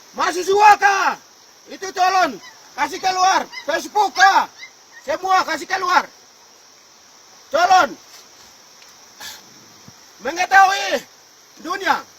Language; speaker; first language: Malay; non-native, local second language; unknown